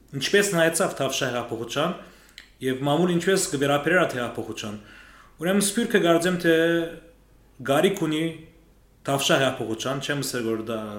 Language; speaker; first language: Armenian; early bilingual, heritage; Armenian